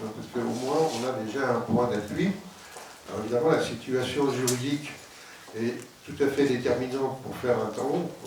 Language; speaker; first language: French; native; French